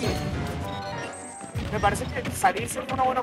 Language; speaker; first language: Spanish; native; Spanish